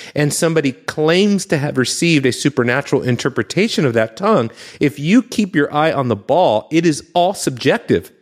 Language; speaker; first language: English; native; English